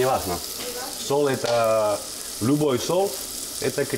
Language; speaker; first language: Russian; non-native, learner; Italian